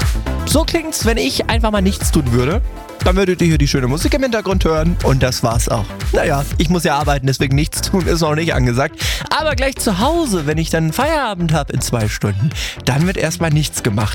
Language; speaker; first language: German; native; German